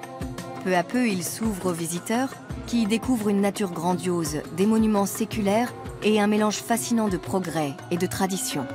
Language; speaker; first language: French; native; French